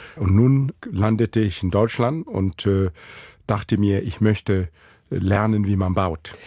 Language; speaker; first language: German; non-native, fluent; Mossi